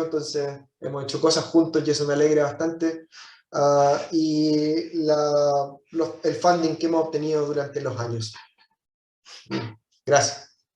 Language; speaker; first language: Spanish; native; Spanish